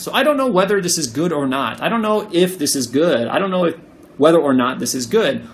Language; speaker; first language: English; native; English